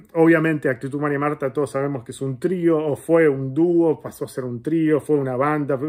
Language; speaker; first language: Spanish; native; Spanish